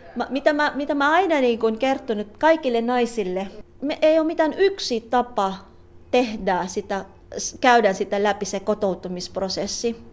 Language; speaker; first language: Finnish; non-native, fluent; Filipino